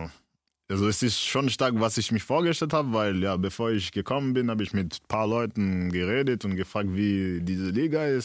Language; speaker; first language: German; early bilingual, other home language; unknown